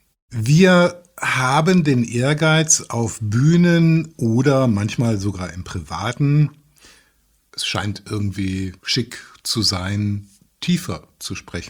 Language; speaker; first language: German; native; German